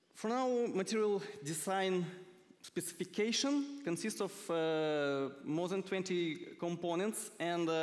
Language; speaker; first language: English; non-native, fluent; Russian